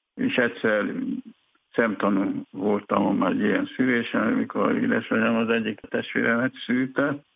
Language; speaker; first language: Hungarian; non-native, fluent; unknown